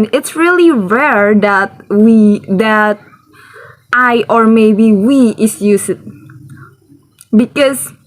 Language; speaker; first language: English; non-native, learner; Indonesian